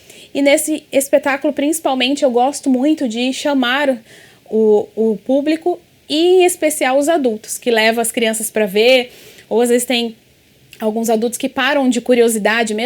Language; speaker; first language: Portuguese; native; Portuguese